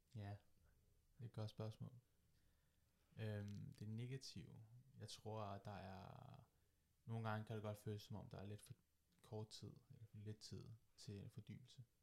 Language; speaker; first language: Danish; early bilingual, other home language; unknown